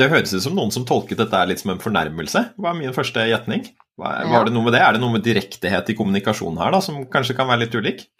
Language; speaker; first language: Norwegian; native; Norwegian